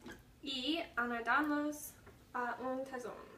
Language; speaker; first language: Spanish; non-native, learner; English